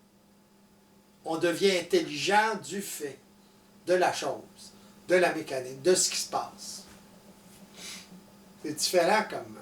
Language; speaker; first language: French; native; French